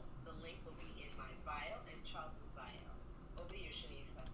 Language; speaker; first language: English; native; English